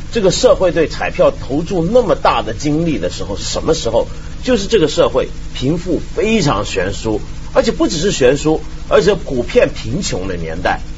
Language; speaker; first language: Chinese; non-native, local second language; Cantonese